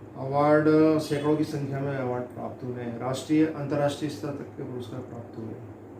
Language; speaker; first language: Hindi; native; Hindi